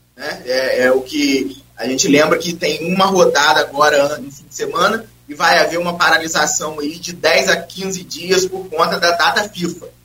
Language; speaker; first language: Portuguese; native; Portuguese